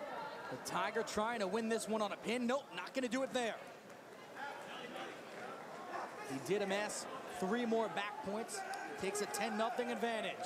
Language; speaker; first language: English; native; English